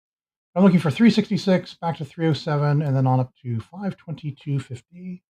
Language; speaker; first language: English; native; English